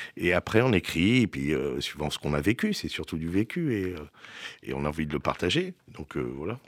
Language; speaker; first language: French; native; French